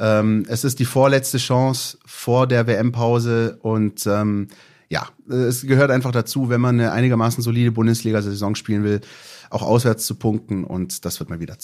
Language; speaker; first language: German; native; German